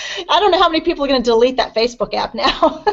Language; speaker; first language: English; native; English